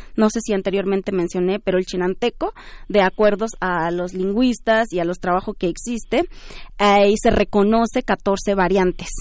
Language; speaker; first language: Spanish; early bilingual, other home language; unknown